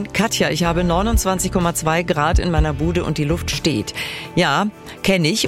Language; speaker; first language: German; native; German